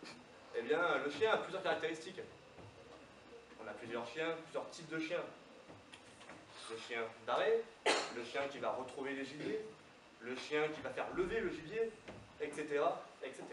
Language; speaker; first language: French; native; French